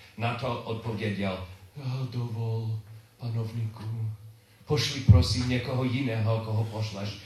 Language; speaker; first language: Czech; non-native, learner; English